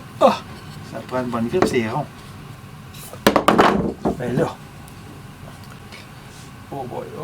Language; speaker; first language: French; native; French